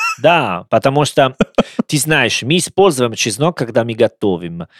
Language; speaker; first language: Russian; non-native, learner; Italian